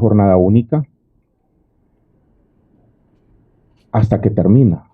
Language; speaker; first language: Spanish; native; Spanish